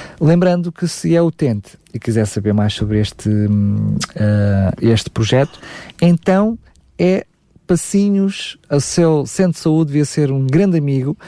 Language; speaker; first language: Portuguese; native; Portuguese